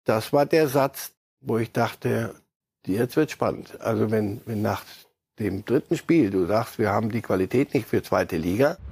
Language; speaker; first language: German; native; German